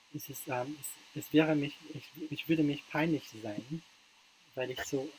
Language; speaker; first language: German; non-native, learner; English